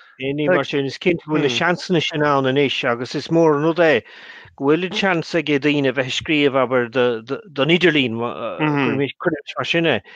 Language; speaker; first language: Irish; non-native, local second language; English